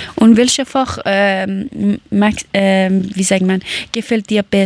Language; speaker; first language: German; non-native, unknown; Persian